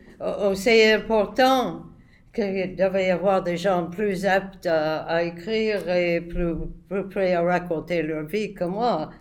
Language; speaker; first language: French; non-native, fluent; English